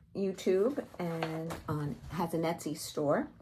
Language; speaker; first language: English; native; English